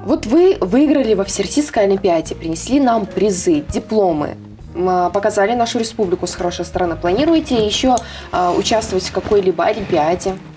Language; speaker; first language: Russian; non-native, local second language; Ingush